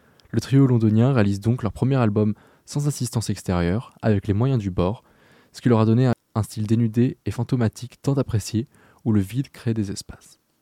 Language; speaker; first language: French; native; French